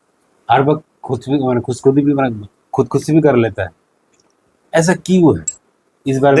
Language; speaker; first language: Hindi; non-native, local second language; Bangla